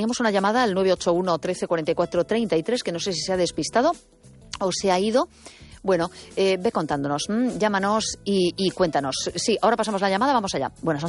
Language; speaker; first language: Spanish; native; Spanish